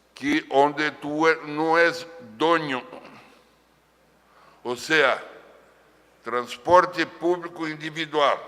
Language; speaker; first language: Spanish; non-native, fluent; Portuguese